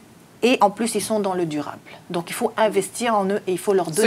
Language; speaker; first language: French; native; French